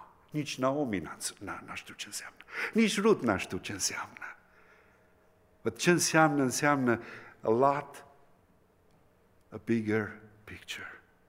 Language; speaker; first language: Romanian; native; Romanian